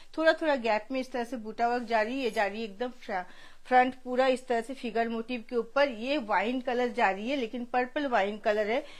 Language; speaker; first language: Hindi; non-native, local second language; Bangla